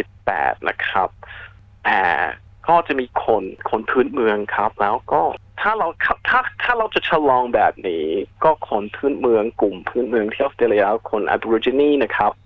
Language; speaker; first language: Thai; non-native, fluent; English